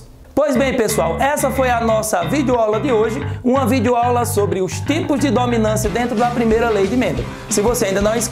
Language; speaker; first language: Portuguese; native; Portuguese